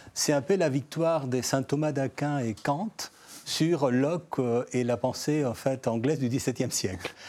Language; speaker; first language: French; non-native, fluent; Spanish